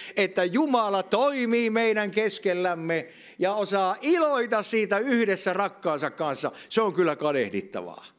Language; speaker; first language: Finnish; native; Finnish